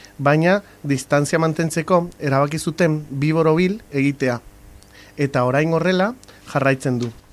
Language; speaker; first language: Basque; non-native, local second language; Spanish